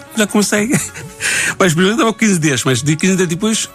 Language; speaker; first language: Portuguese; non-native, learner; Bangla